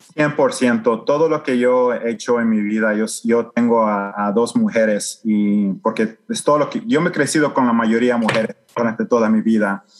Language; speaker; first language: Spanish; native; Spanish